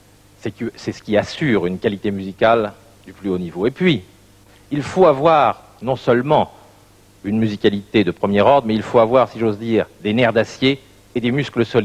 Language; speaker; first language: French; native; French